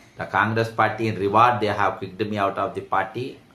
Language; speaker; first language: English; non-native, local second language; Telugu